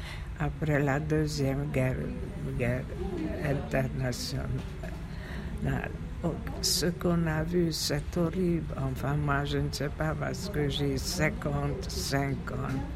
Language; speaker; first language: French; non-native, fluent; Hungarian